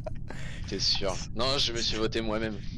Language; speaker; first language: French; native; French